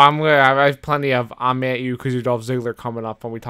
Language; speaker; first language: English; native; English